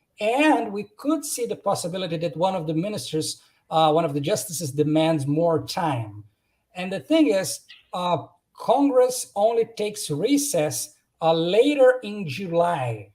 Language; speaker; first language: English; non-native, fluent; Portuguese